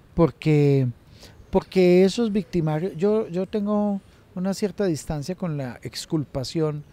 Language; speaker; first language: Spanish; native; Spanish